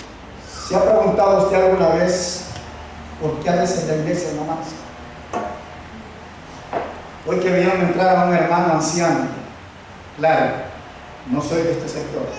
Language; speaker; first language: Spanish; native; Spanish